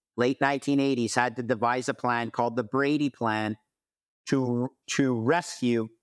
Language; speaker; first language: English; native; English